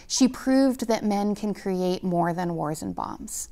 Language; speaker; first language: English; native; English